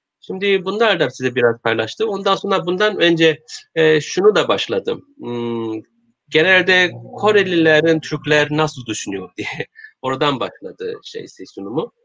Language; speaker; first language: Turkish; non-native, learner; Korean